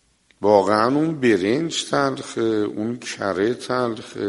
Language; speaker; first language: Persian; native; Persian